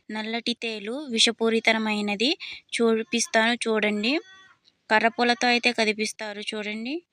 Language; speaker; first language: Telugu; non-native, local second language; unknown